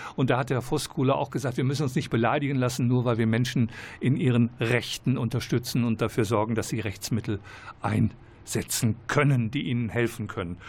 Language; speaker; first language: German; native; German